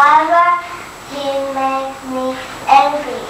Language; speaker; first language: English; non-native, learner; Chinese